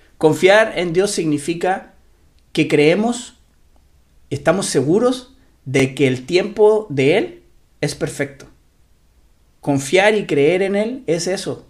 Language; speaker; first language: Spanish; native; Spanish